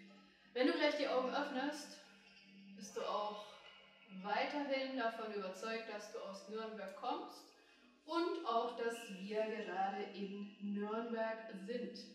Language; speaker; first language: German; native; German